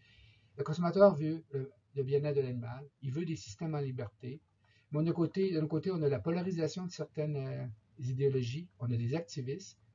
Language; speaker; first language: French; native; French